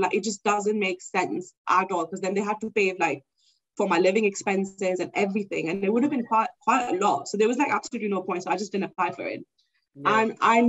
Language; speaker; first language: English; non-native, local second language; Urdu